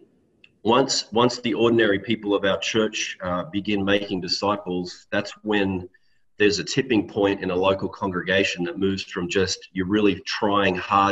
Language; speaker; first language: English; native; English